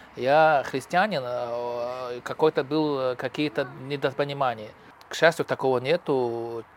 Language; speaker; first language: Russian; non-native, local second language; Tajik